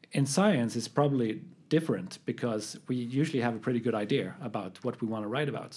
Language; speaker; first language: English; non-native, fluent; Swedish